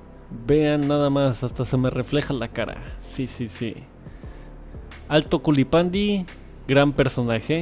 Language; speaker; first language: Spanish; native; Spanish